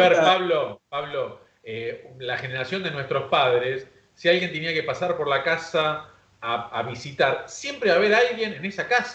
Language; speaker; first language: Spanish; native; Spanish